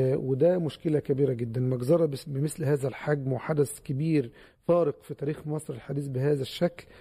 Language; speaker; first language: Arabic; native; Arabic